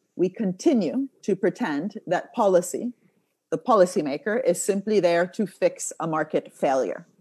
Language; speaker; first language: English; non-native, fluent; Italian